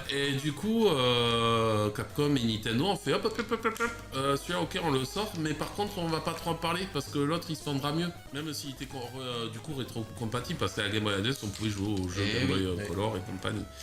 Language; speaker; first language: French; native; French